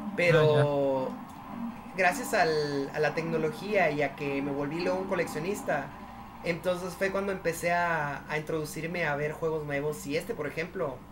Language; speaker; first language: Spanish; native; Spanish